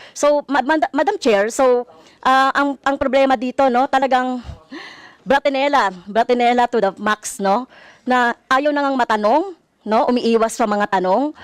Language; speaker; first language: Filipino; native; Filipino